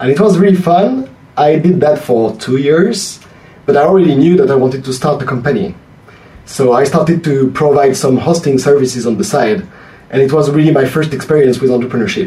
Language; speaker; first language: English; non-native, fluent; French